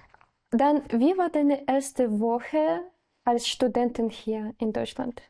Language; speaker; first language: German; non-native, learner; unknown